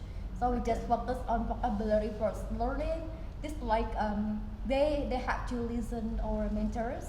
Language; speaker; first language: English; non-native, learner; Indonesian